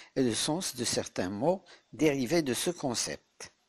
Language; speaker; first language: French; non-native, local second language; Arabic